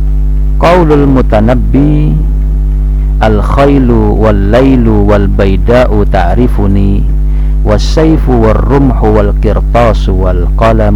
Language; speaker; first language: Arabic; non-native, fluent; Indonesian